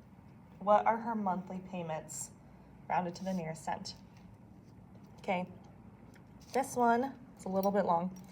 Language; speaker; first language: English; native; English